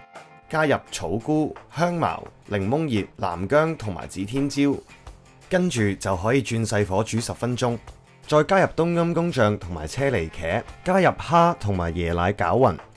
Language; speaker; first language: Cantonese; native; Cantonese